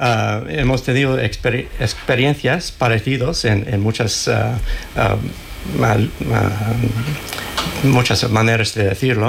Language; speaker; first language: Spanish; non-native, fluent; English